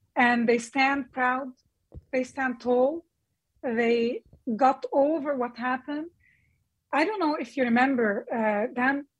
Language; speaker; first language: English; non-native, fluent; Arabic